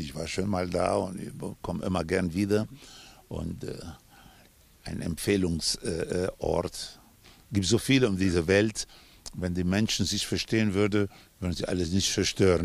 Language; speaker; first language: German; non-native, fluent; Spanish